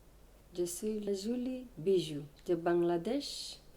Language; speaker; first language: French; non-native, learner; Bangla